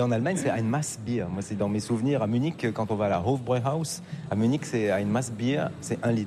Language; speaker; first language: French; native; French